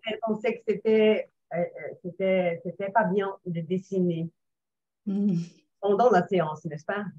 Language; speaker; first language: French; non-native, fluent; Portuguese